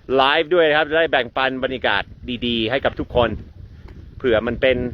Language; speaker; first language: Thai; non-native, fluent; English